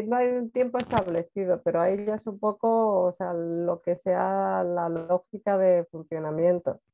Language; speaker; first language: Spanish; native; Spanish